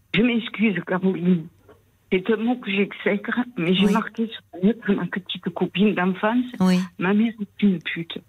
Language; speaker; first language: French; native; French